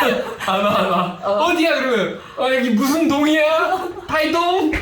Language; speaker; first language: Korean; native; Korean